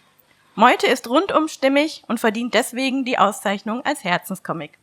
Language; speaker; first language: German; native; German